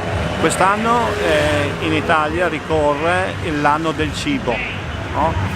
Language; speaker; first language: Italian; native; Italian